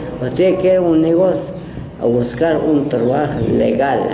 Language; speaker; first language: Spanish; non-native, local second language; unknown